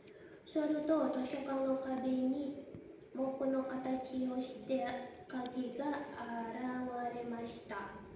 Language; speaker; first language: Japanese; non-native, learner; Indonesian